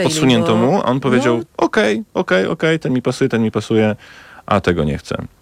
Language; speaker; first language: Polish; native; Polish